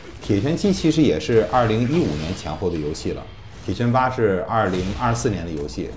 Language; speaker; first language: Chinese; native; Chinese